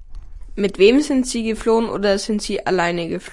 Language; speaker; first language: German; native; German